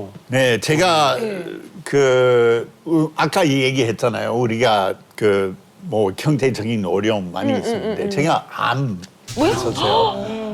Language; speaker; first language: Korean; non-native, fluent; English